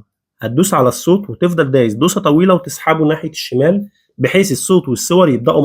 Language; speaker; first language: Arabic; native; Arabic